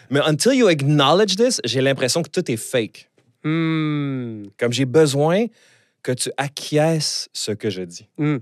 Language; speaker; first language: French; native; French